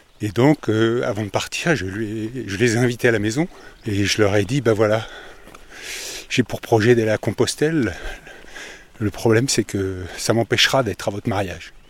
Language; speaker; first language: French; native; French